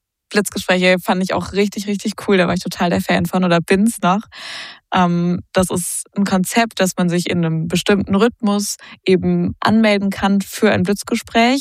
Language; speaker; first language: German; native; German